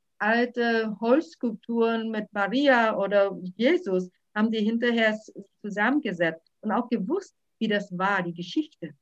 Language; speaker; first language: German; non-native, fluent; Vietnamese